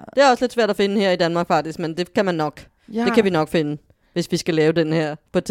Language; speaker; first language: Danish; native; Danish